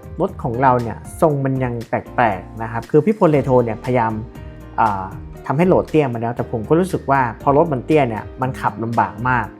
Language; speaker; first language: Thai; native; Thai